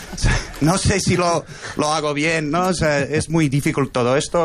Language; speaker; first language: Spanish; non-native, fluent; English